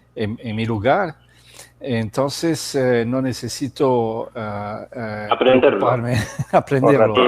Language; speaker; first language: Spanish; non-native, fluent; Portuguese